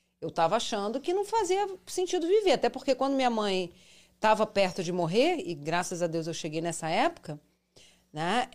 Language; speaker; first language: Portuguese; native; Portuguese